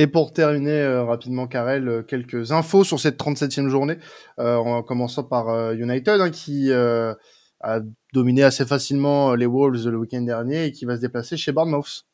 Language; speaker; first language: French; native; French